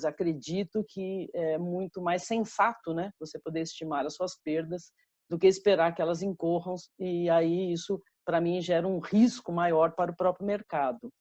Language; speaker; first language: Portuguese; native; Portuguese